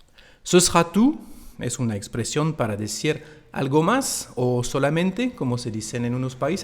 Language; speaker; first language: Spanish; non-native, fluent; French